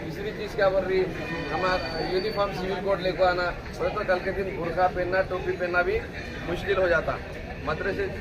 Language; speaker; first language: Hindi; native; Hindi